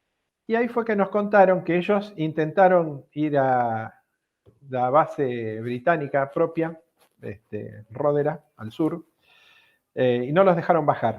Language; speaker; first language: Spanish; native; Spanish